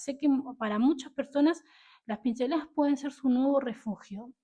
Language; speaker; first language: Spanish; native; Spanish